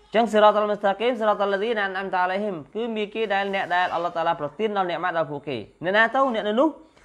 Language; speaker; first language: Khmer; native; Khmer